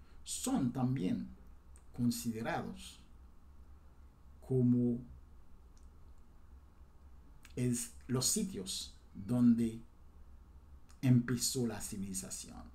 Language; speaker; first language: Spanish; non-native, fluent; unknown